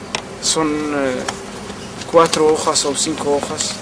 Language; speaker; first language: Spanish; non-native, fluent; Arabic